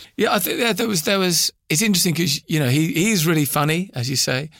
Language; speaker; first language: English; native; English